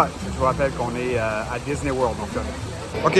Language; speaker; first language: French; native; French